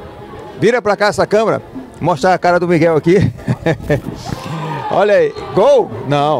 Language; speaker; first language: Portuguese; native; Portuguese